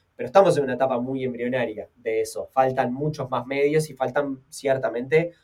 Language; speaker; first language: Spanish; native; Spanish